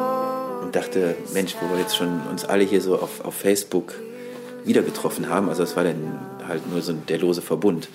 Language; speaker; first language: German; native; German